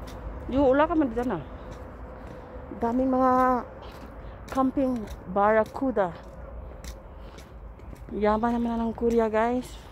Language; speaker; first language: Korean; non-native, learner; Filipino